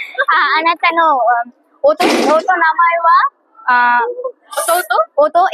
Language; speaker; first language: Japanese; non-native, learner; Bangla